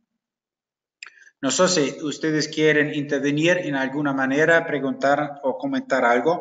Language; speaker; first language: Spanish; non-native, fluent; German